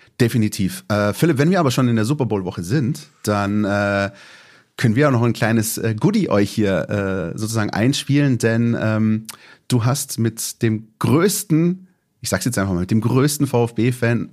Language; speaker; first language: German; native; German